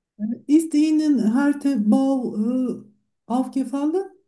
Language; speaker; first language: German; non-native, learner; Turkish